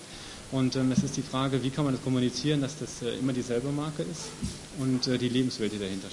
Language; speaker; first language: German; native; German